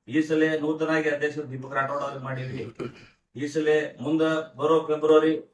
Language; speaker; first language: Kannada; non-native, local second language; Lambadi